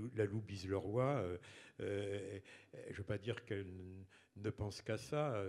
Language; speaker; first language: French; native; French